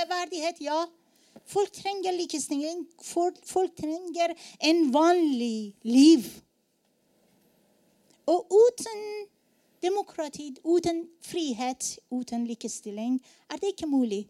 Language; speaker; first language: Norwegian; non-native, learner; Persian